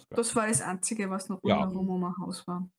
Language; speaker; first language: German; native; German